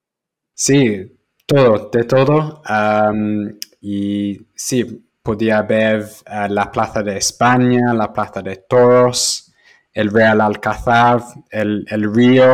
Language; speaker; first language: Spanish; non-native, fluent; English